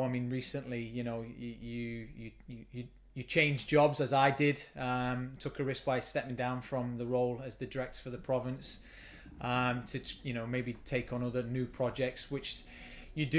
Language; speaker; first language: English; native; English